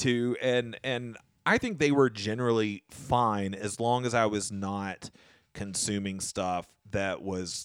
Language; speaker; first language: English; native; English